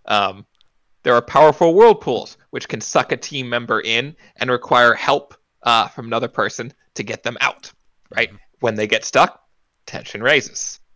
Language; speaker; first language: English; native; English